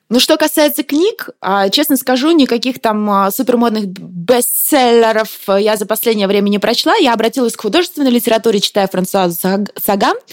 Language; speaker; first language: Russian; native; Russian